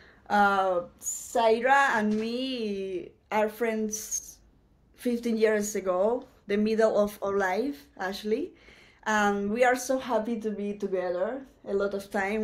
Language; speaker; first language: English; non-native, learner; Spanish